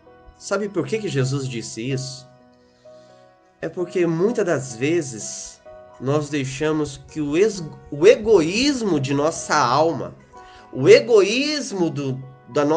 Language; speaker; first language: Portuguese; native; Portuguese